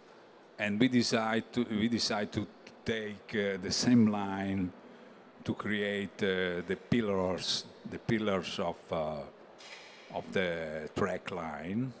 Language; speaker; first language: English; non-native, learner; Italian